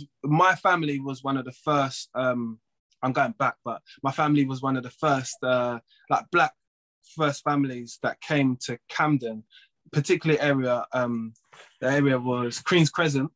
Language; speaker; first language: English; native; English